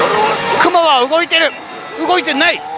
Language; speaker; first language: Japanese; native; Japanese